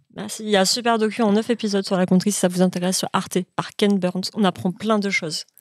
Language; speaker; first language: French; native; French